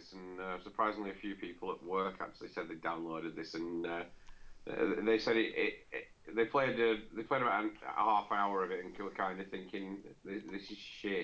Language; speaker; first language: English; native; English